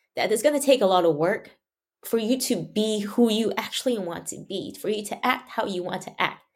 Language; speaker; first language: English; non-native, local second language; Chinese